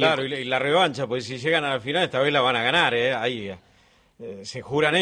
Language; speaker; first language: Spanish; native; Spanish